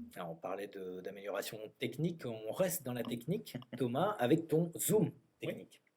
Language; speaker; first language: French; native; French